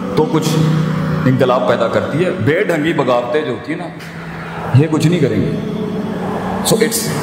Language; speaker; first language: Urdu; non-native, local second language; Punjabi